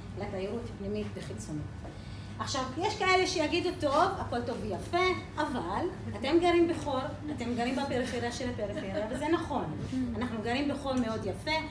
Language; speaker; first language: Hebrew; non-native, local second language; Arabic